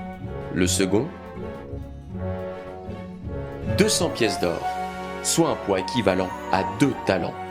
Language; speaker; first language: French; native; French